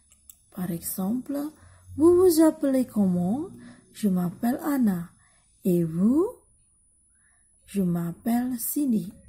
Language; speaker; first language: French; non-native, learner; Indonesian